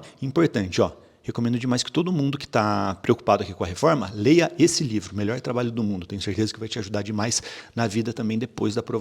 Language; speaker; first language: Portuguese; native; Portuguese